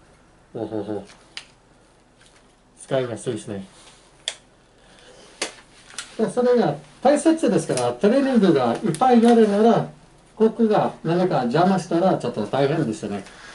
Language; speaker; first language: Japanese; non-native, fluent; English